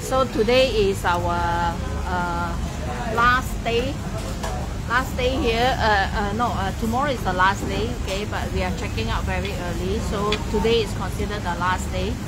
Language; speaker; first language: English; non-native, local second language; Cantonese